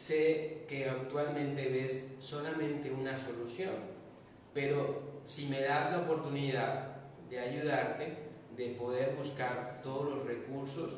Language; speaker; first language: Spanish; native; Spanish